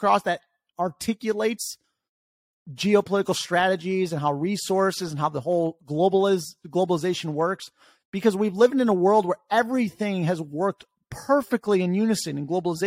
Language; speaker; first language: English; native; English